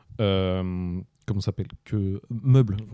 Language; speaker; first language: French; native; French